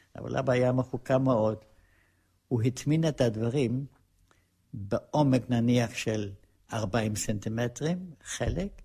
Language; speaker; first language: Hebrew; non-native, fluent; Polish